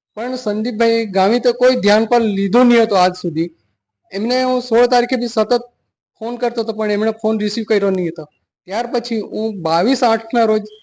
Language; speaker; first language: Gujarati; non-native, local second language; Gamit